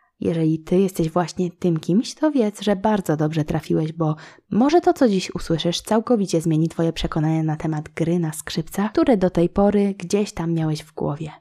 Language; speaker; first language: Polish; native; Polish